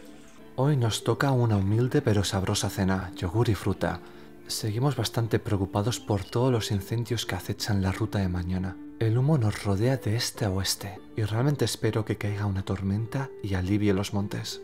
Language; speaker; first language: Spanish; native; Spanish